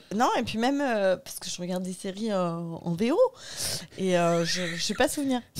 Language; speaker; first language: French; native; French